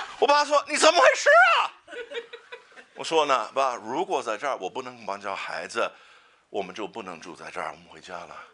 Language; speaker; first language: Chinese; non-native, fluent; English